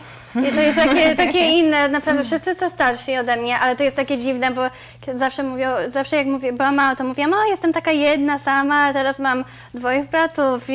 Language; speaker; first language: Polish; early bilingual, other home language; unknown